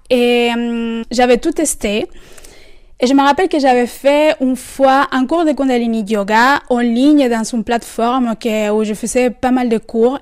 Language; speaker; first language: French; non-native, fluent; Spanish